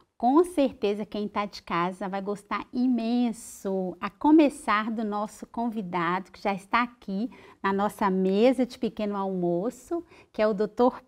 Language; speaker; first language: Portuguese; native; Portuguese